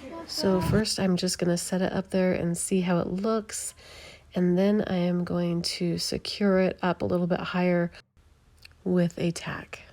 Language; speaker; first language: English; native; English